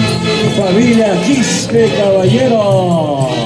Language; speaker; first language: Spanish; native; Spanish